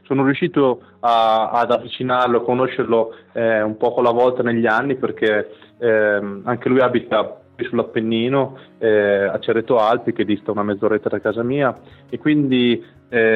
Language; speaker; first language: Italian; native; Italian